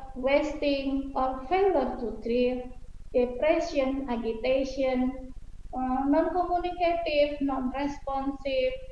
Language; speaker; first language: English; non-native, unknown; Indonesian